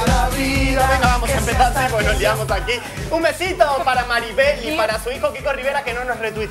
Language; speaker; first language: Spanish; native; Spanish